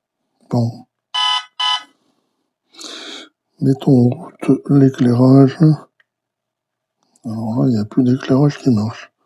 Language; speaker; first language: French; native; French